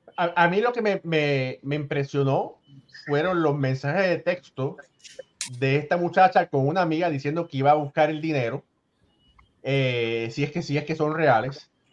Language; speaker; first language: Spanish; native; Spanish